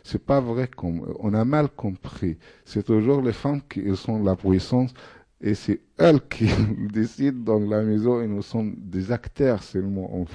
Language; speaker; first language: French; non-native, fluent; Arabic